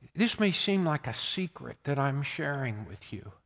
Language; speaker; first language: English; native; English